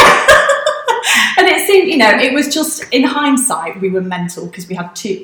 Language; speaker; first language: English; native; English